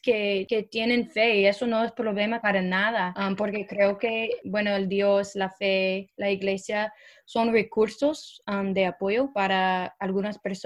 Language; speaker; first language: Spanish; non-native, fluent; English